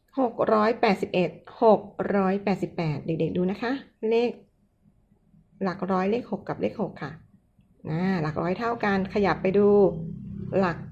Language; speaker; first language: Thai; native; Thai